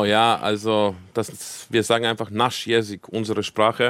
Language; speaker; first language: German; early bilingual, other home language; Croatian